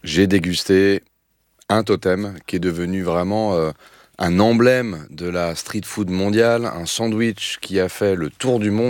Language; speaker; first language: French; native; French